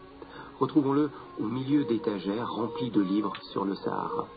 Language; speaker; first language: French; native; French